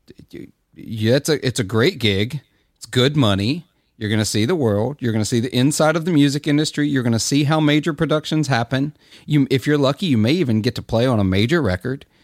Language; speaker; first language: English; native; English